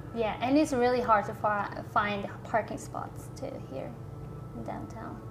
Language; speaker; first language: English; non-native, fluent; Korean